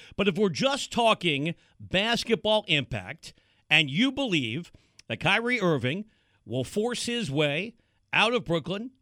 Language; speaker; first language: English; native; English